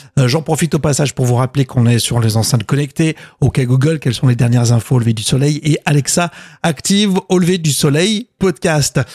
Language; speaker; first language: French; native; French